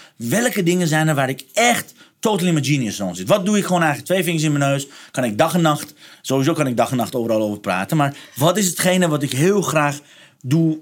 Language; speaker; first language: Dutch; non-native, fluent; Persian